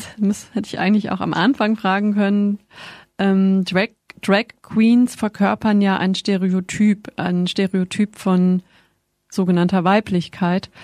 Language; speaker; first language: German; native; German